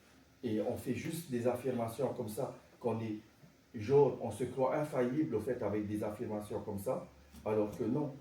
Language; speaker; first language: French; native; French